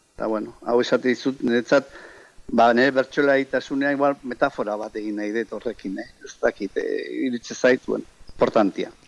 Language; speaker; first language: Basque; native; Basque